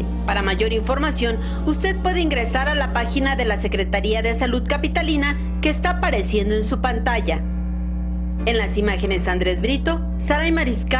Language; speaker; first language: Spanish; native; Spanish